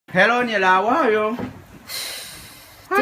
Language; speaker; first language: English; non-native, learner; French